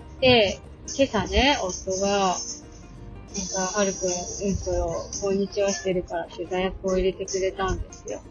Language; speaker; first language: Japanese; native; Japanese